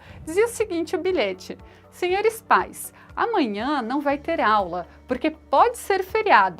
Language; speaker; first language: Portuguese; native; Portuguese